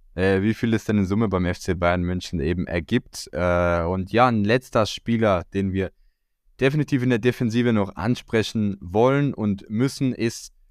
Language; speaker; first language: German; early bilingual, other home language; Croatian